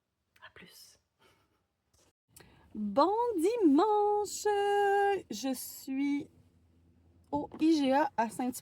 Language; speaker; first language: French; native; French